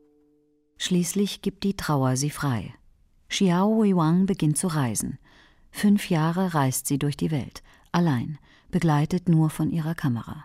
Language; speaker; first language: German; native; German